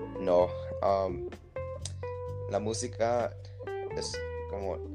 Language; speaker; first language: Spanish; early bilingual, heritage; Spanish